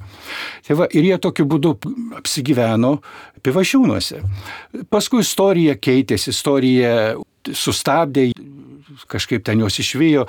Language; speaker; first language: Lithuanian; native; Lithuanian